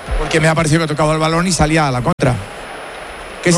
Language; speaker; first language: Spanish; native; Spanish